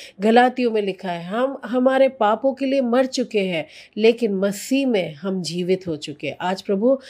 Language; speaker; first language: Hindi; non-native, local second language; Telugu